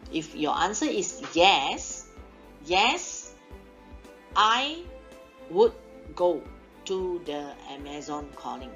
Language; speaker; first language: English; non-native, local second language; Chinese